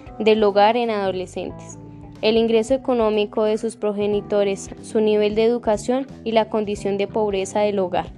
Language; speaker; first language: Spanish; native; Spanish